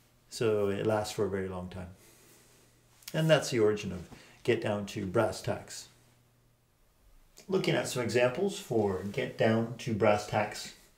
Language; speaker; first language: English; native; English